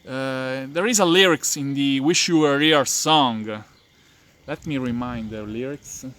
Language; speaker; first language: English; non-native, fluent; Italian